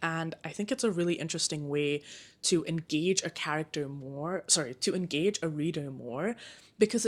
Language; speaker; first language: English; native; English